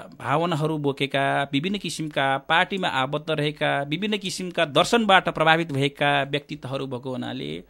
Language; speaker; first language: Nepali; non-native, local second language; Eastern Tamang